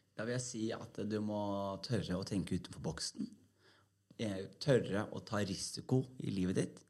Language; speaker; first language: Norwegian; early bilingual, other home language; Somali